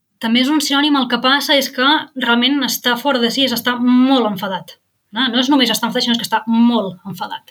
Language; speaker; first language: Catalan; native; Catalan